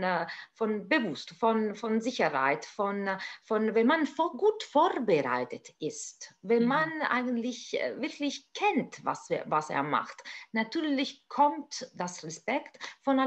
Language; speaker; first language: German; non-native, fluent; Italian